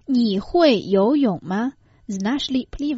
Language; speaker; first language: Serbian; non-native, fluent; Chinese